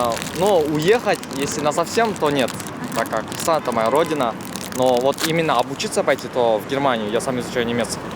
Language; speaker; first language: Russian; native; Russian